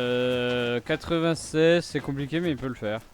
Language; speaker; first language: French; native; French